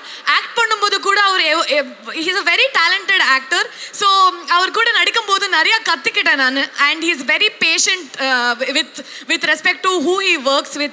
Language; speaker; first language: Tamil; non-native, local second language; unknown